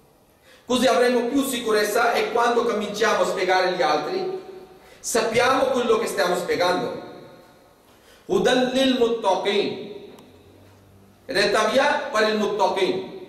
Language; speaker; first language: Italian; non-native, fluent; Urdu